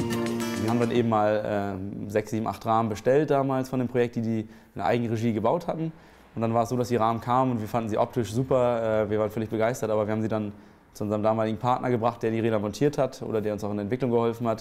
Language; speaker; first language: German; native; German